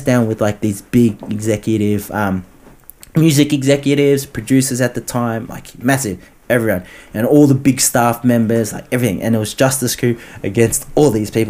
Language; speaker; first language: English; native; English